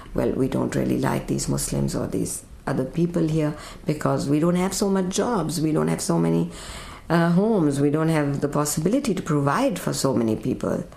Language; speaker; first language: English; non-native, local second language; Urdu